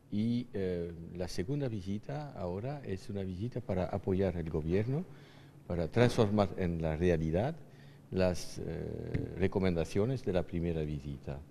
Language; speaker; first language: Spanish; non-native, fluent; French